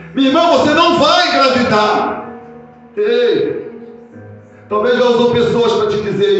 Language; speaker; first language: Portuguese; native; Portuguese